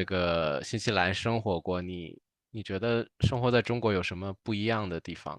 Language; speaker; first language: Chinese; native; Chinese